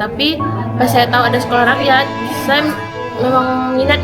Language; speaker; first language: Indonesian; native; Indonesian